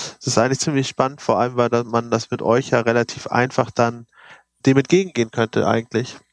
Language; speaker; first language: German; native; German